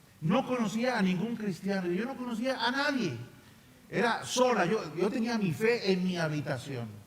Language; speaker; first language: Spanish; native; Spanish